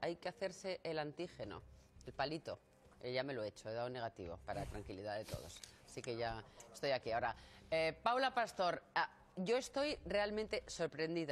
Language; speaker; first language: Spanish; native; Spanish